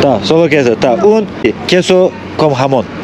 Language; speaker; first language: Spanish; non-native, learner; Turkish